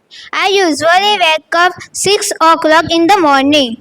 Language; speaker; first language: English; non-native, learner; Gujarati